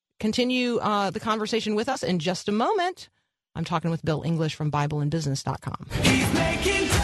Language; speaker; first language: English; native; English